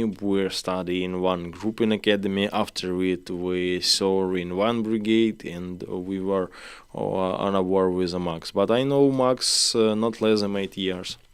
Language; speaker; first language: English; non-native, learner; Ukrainian